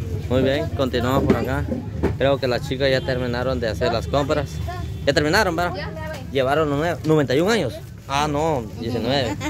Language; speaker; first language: Spanish; native; Spanish